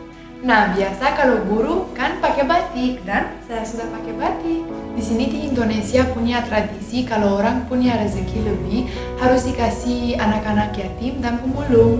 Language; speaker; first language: Indonesian; non-native, fluent; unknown